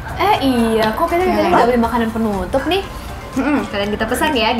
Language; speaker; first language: Indonesian; native; Indonesian